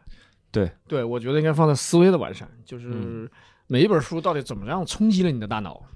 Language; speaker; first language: Chinese; native; Chinese